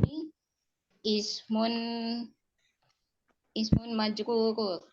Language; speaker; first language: Arabic; non-native, learner; Indonesian